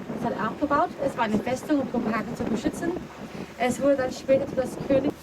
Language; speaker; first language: German; non-native, fluent; Danish